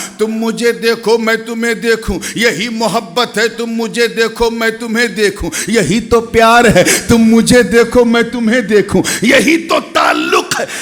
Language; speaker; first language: Urdu; native; Urdu